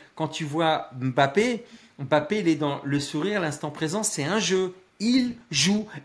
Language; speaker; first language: French; native; French